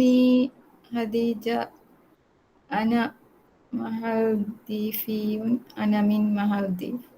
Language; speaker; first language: Arabic; non-native, learner; Divehi